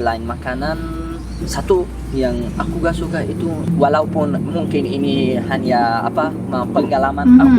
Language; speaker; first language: Indonesian; non-native, learner; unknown